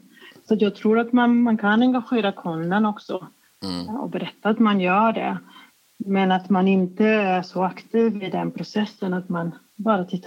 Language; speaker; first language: Swedish; non-native, fluent; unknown